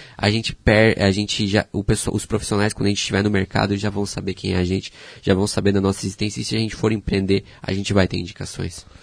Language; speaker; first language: Portuguese; native; Portuguese